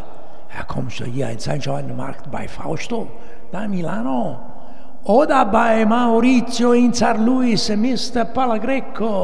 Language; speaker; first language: German; non-native, learner; Italian